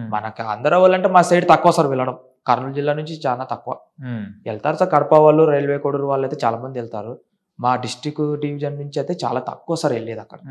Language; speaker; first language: Telugu; native; Telugu